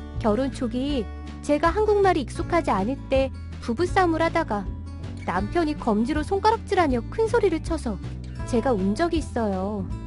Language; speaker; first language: Korean; non-native, fluent; Mongolian